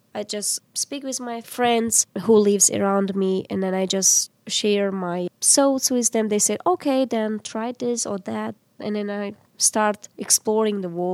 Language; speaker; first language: English; non-native, fluent; Uzbek